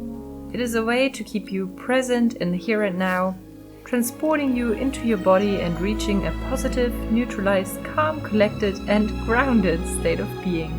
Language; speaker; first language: English; non-native, fluent; German